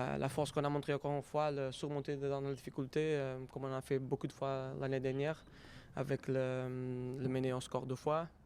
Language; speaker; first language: French; non-native, fluent; Portuguese